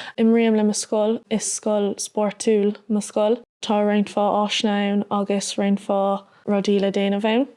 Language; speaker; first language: Irish; non-native, local second language; English